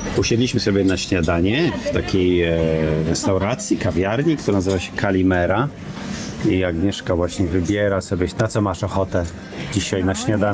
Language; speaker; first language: Polish; native; Polish